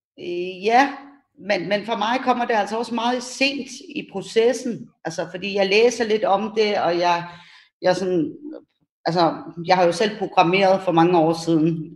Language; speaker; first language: Danish; early bilingual, other home language; Persian